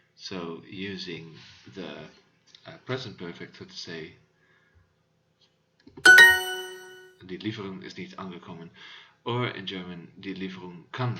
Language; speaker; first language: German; non-native, learner; Dutch